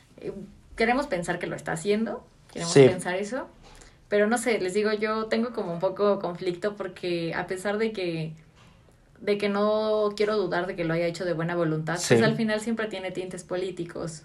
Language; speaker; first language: Spanish; native; Spanish